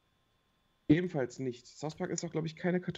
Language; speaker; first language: German; native; German